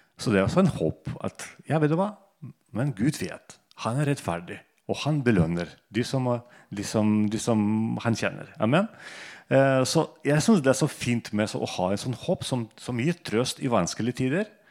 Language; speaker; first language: Norwegian; non-native, fluent; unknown